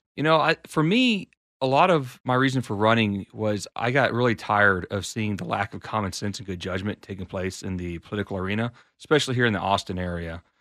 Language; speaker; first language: English; native; English